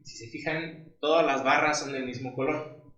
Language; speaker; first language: Spanish; native; Spanish